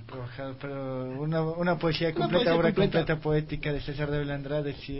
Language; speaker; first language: Spanish; native; Spanish